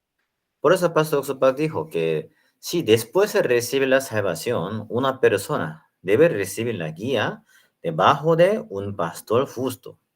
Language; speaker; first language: Spanish; non-native, learner; Korean